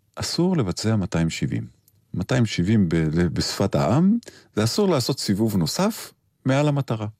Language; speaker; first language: Hebrew; native; Hebrew